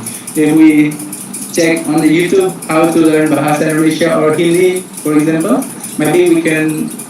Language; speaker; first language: English; non-native, fluent; Indonesian